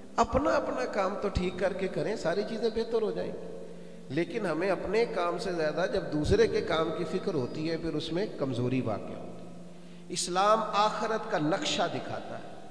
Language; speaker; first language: Urdu; non-native, local second language; Punjabi